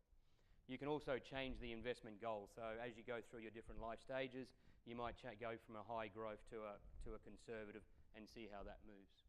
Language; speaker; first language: English; native; English